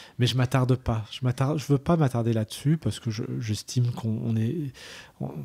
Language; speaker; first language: French; early bilingual, other home language; Arabic